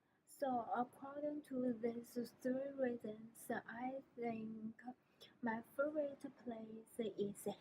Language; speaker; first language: English; non-native, learner; Chinese